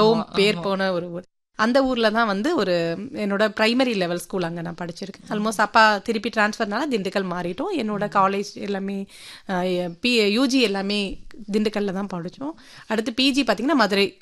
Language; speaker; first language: Tamil; native; Tamil